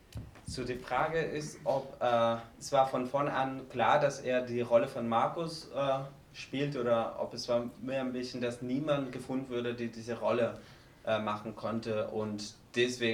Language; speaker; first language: German; non-native, fluent; Spanish